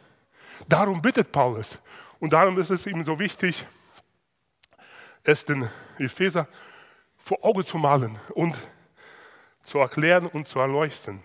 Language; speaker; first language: German; non-native, fluent; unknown